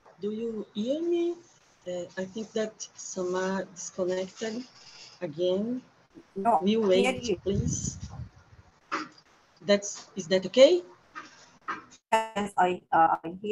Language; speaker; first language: English; non-native, learner; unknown